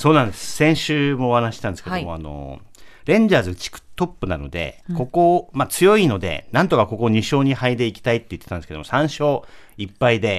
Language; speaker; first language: Japanese; native; Japanese